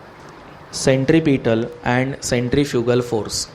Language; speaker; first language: English; non-native, local second language; Marathi